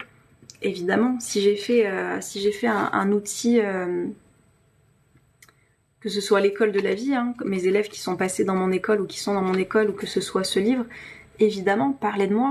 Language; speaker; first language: French; native; French